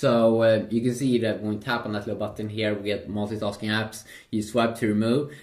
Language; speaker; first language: English; non-native, fluent; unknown